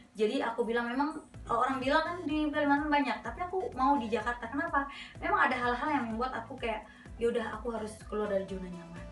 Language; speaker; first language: Indonesian; native; Indonesian